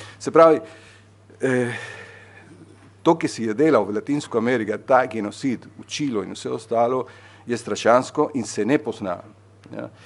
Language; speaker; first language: Slovenian; non-native, fluent; Spanish